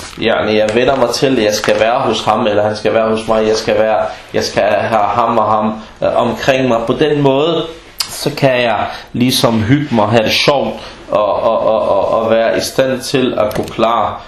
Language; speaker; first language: Danish; early bilingual, other home language; Arabic